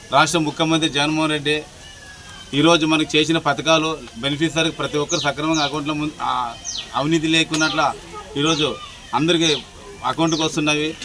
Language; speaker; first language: Telugu; native; Telugu